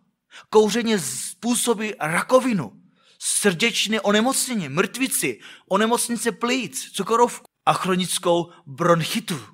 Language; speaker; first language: Czech; non-native, fluent; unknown